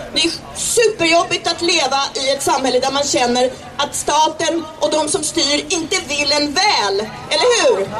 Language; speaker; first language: Swedish; early bilingual, other home language; Czech